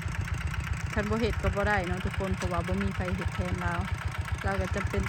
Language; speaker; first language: Thai; non-native, local second language; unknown